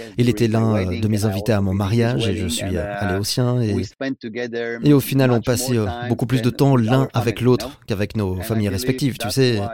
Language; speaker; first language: French; non-native, fluent; Polish